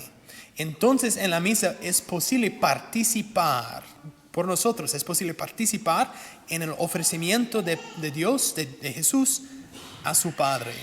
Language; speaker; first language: Spanish; non-native, fluent; English